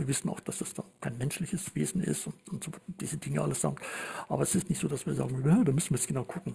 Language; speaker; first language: German; native; German